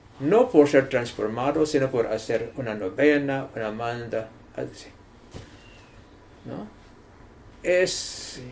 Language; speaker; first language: Spanish; non-native, learner; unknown